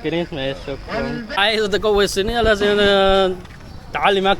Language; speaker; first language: Arabic; non-native, fluent; Chinese